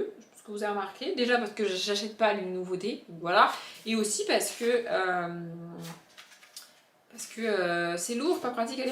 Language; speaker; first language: French; native; French